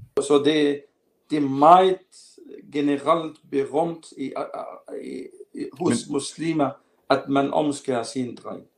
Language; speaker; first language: Danish; non-native, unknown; Arabic